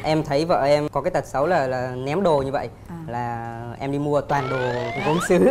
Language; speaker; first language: Vietnamese; native; Vietnamese